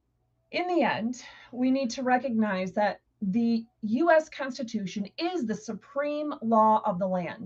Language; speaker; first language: English; native; English